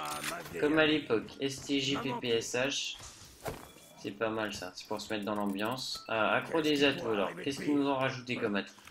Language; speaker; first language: French; native; French